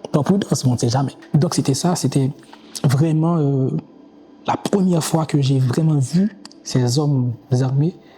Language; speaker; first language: French; non-native, local second language; Haitian Creole